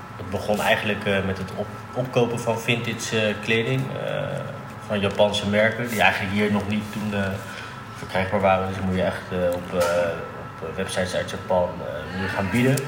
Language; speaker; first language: Dutch; native; Dutch